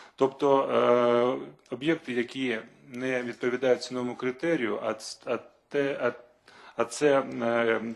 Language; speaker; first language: Ukrainian; non-native, local second language; Russian